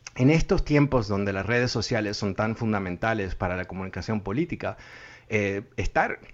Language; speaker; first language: Spanish; native; Spanish